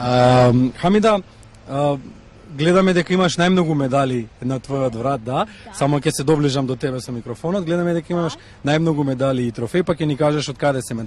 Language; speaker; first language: Macedonian; native; Macedonian